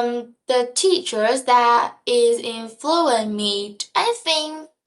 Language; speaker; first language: English; non-native, learner; Vietnamese